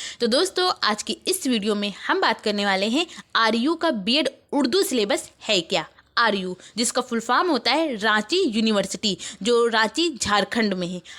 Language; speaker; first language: Urdu; native; Urdu